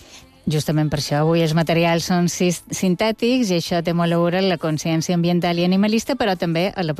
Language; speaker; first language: Catalan; native; Catalan